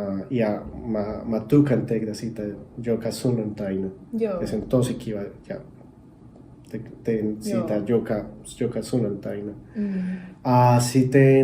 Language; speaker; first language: Finnish; non-native, learner; Spanish